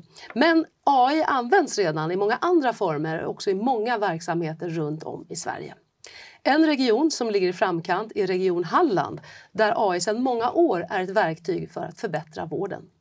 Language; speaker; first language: Swedish; native; Swedish